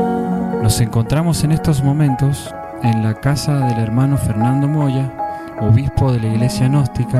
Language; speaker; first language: Spanish; native; Spanish